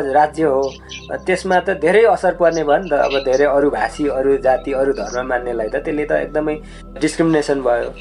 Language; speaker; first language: Nepali; non-native, local second language; Limbu